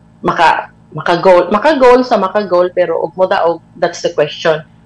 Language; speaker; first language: Cebuano; non-native, local second language; Aklanon